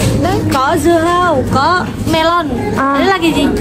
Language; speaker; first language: Vietnamese; non-native, learner; Indonesian